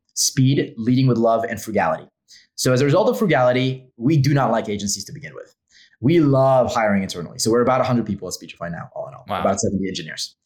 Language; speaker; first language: English; non-native, fluent; Hebrew